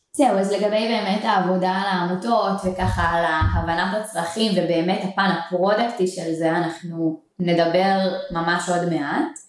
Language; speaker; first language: Hebrew; native; Hebrew